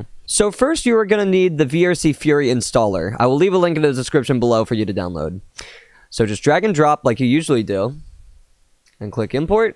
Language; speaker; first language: English; native; English